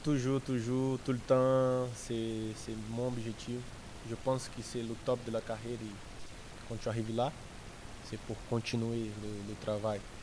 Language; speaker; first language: French; non-native, learner; Portuguese